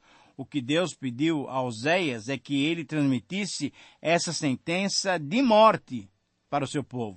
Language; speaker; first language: Portuguese; native; Portuguese